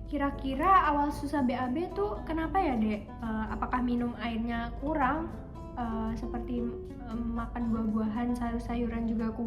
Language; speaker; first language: Indonesian; native; Indonesian